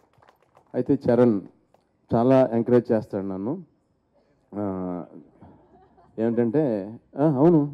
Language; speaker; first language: Telugu; native; Telugu